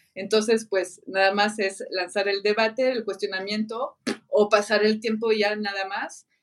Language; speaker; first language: Spanish; non-native, fluent; French